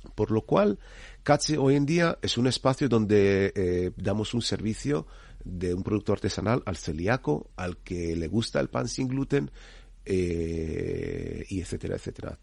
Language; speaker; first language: Spanish; non-native, fluent; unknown